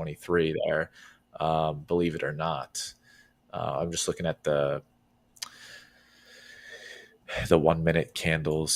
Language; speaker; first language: English; native; English